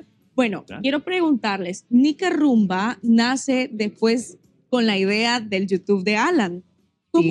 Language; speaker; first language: Spanish; native; Spanish